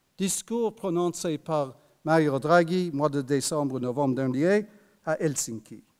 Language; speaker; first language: French; non-native, fluent; English